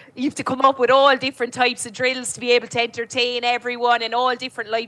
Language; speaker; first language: English; native; English